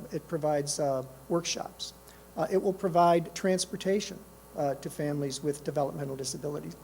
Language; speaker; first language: English; native; English